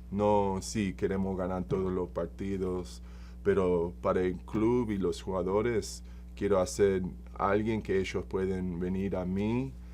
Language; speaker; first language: Spanish; early bilingual, heritage; Spanish